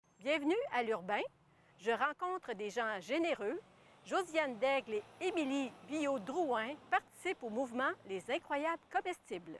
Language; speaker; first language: French; native; French